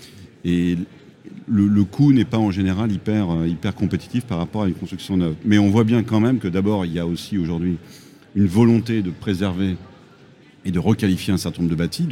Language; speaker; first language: French; native; French